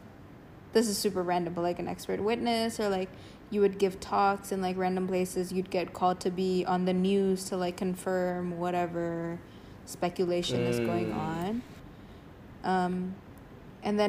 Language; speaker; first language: English; non-native, fluent; Indonesian